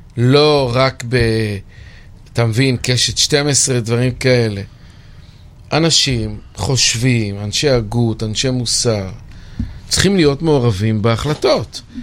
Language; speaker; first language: Hebrew; native; Hebrew